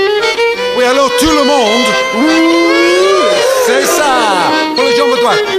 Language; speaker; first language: French; non-native, learner; English